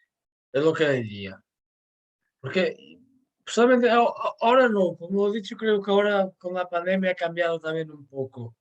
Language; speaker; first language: Spanish; non-native, fluent; Portuguese